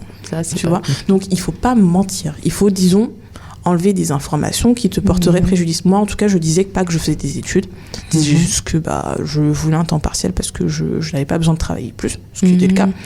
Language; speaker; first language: French; native; French